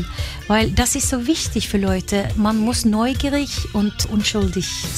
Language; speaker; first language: German; non-native, fluent; Norwegian